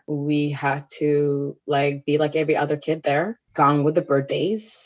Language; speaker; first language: English; non-native, fluent; Somali